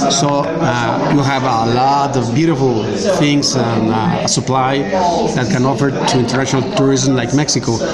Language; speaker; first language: English; non-native, fluent; Spanish